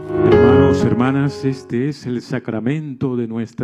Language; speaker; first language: Spanish; native; Spanish